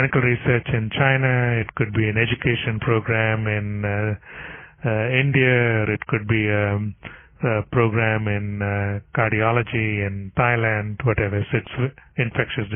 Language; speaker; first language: English; non-native, local second language; Tamil